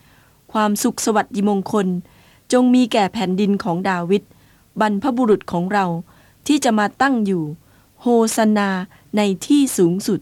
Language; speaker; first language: Thai; native; Thai